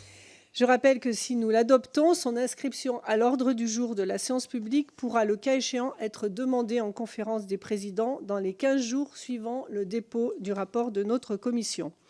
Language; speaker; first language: French; native; French